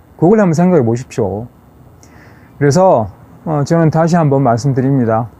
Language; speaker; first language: Korean; native; Korean